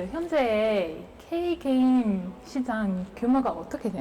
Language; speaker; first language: Korean; non-native, fluent; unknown